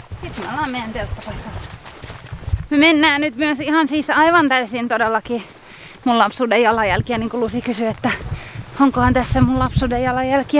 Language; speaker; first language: Finnish; native; Finnish